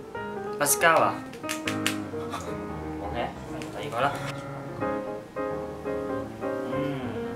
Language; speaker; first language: Japanese; non-native, learner; Cantonese